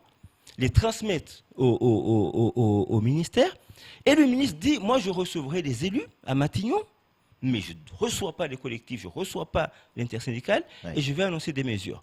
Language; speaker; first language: French; native; French